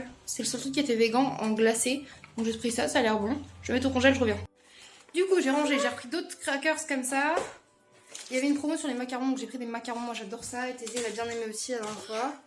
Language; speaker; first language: French; native; French